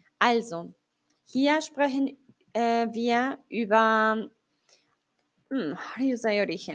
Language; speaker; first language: German; non-native, fluent; Spanish